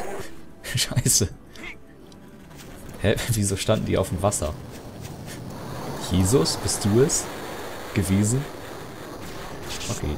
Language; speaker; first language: German; native; German